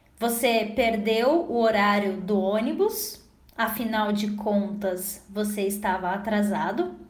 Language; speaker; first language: Portuguese; native; Portuguese